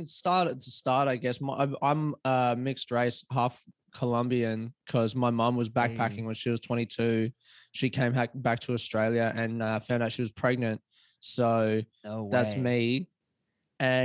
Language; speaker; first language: English; native; English